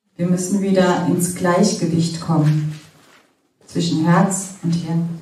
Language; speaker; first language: German; native; German